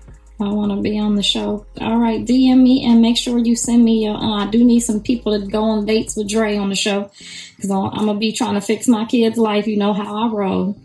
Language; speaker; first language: English; native; English